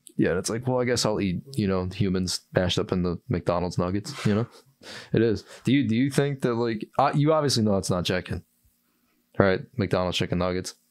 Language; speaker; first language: English; native; English